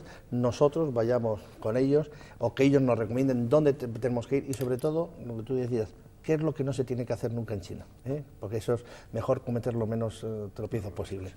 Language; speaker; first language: Spanish; native; Spanish